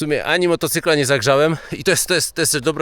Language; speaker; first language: Polish; native; Polish